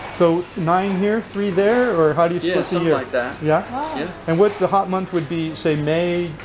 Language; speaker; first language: English; native; English